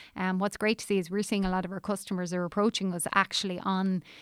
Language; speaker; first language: English; native; English